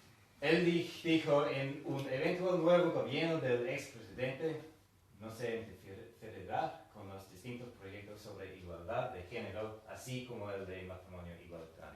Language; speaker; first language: Spanish; non-native, fluent; English